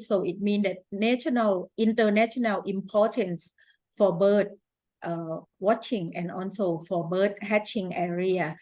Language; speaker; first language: English; non-native, fluent; Thai